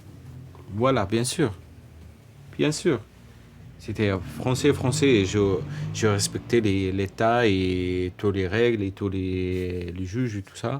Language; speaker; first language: French; non-native, learner; Arabic